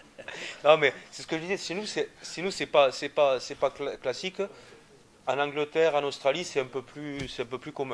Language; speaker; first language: French; native; French